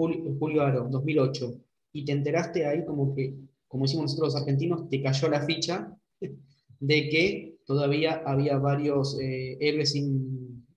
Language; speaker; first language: Spanish; native; Spanish